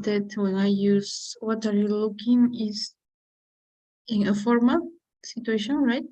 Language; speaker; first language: English; non-native, learner; Spanish